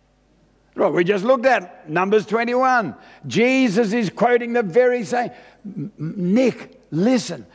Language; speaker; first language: English; native; English